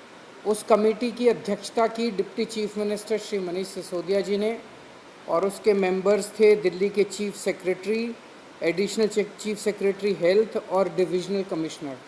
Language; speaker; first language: Hindi; native; Hindi